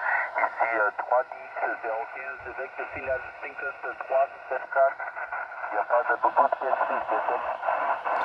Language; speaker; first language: French; non-native, learner; Portuguese